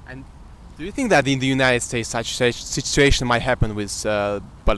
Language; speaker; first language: English; non-native, fluent; Russian